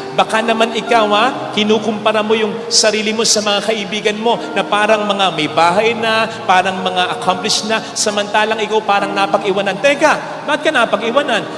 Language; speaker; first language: Filipino; native; Filipino